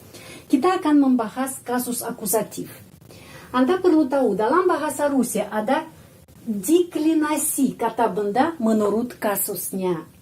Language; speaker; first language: Indonesian; non-native, fluent; Russian